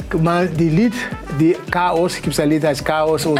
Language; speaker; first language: German; non-native, fluent; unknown